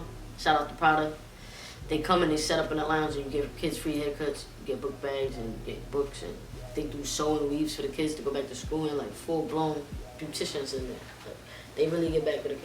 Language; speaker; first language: English; native; English